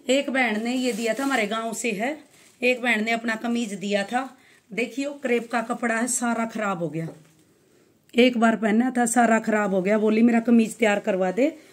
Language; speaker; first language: Hindi; native; Hindi